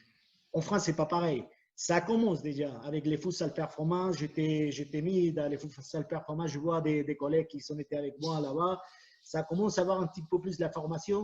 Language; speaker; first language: French; non-native, fluent; Spanish